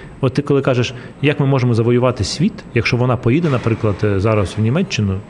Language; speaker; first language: Ukrainian; non-native, local second language; Russian